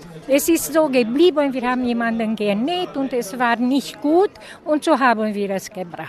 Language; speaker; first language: German; non-native, local second language; Romanian